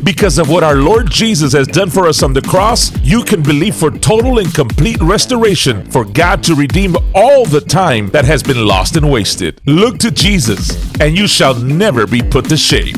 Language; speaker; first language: English; early bilingual, other home language; Spanish